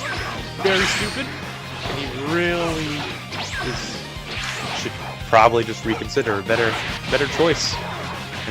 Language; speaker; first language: English; native; English